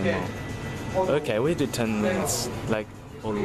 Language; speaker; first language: English; non-native, fluent; Italian